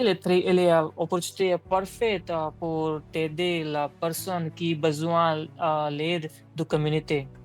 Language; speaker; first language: French; non-native, learner; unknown